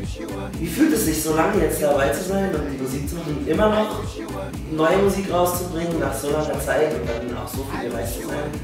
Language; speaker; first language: German; native; German